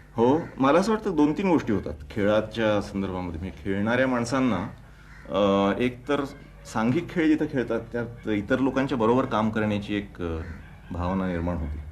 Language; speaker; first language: Marathi; non-native, local second language; Konkani